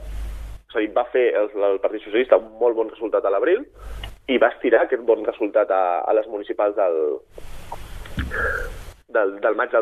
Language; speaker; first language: Catalan; native; Catalan